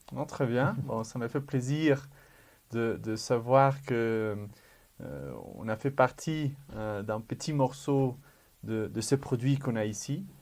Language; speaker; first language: French; non-native, fluent; Spanish